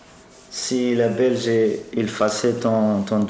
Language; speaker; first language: French; non-native, learner; Persian